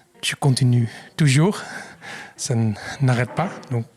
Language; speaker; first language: French; non-native, learner; Dutch